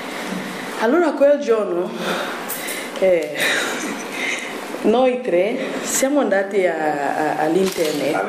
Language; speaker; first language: Italian; non-native, learner; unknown